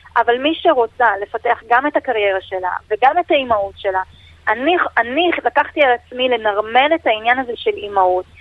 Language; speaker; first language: Hebrew; native; Hebrew